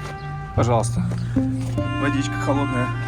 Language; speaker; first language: Russian; native; Russian